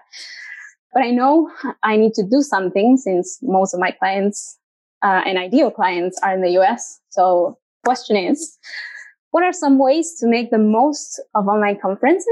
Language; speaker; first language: English; non-native, fluent; Spanish